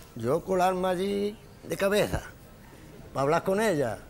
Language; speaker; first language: Spanish; native; Spanish